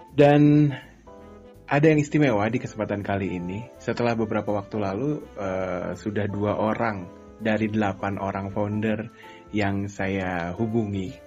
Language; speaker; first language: Indonesian; native; Indonesian